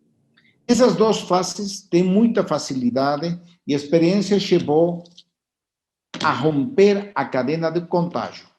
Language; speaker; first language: Portuguese; non-native, fluent; Spanish